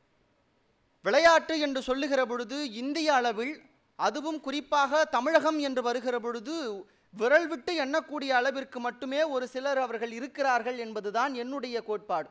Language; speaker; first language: Tamil; native; Tamil